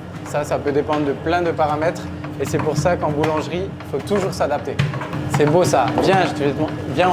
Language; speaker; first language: French; native; French